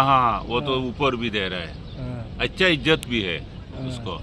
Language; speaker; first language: Hindi; non-native, learner; Bangla